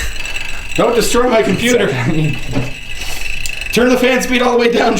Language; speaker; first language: English; native; English